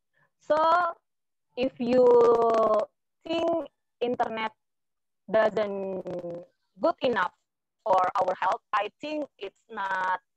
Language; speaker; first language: English; non-native, learner; Indonesian